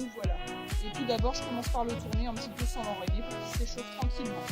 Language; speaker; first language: French; native; French